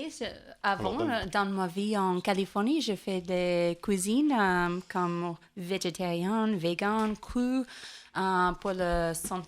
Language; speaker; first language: French; non-native, learner; English